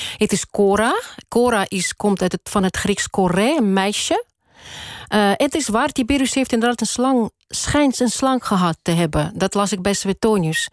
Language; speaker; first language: Dutch; non-native, fluent; Russian